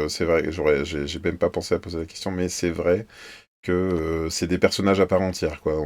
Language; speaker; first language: French; native; French